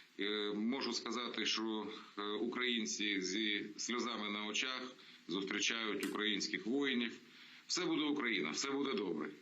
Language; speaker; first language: Ukrainian; non-native, local second language; Russian